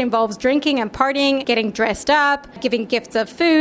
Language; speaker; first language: English; native; English